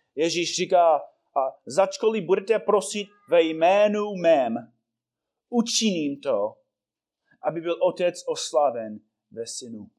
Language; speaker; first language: Czech; non-native, fluent; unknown